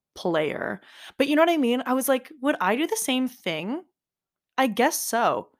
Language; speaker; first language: English; native; English